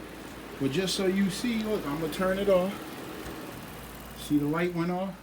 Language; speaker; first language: English; native; English